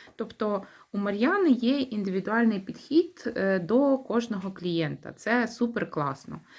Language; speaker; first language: Ukrainian; native; Ukrainian